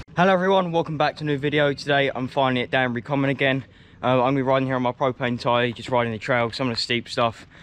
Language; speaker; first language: English; native; English